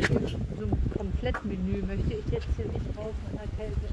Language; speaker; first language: German; native; German